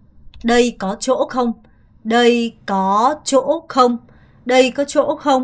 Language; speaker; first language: Vietnamese; non-native, fluent; Korean